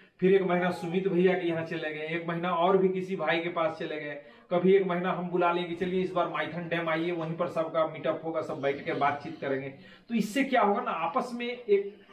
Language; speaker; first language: Hindi; native; Hindi